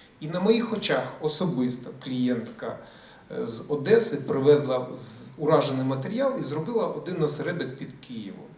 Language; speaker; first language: Ukrainian; early bilingual, other home language; Russian